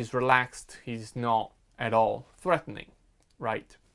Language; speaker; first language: English; non-native, fluent; Italian